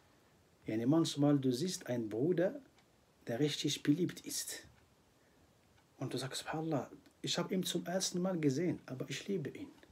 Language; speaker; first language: German; non-native, fluent; Arabic